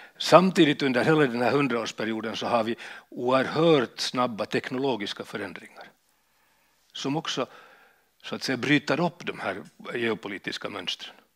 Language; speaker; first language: Swedish; native; Swedish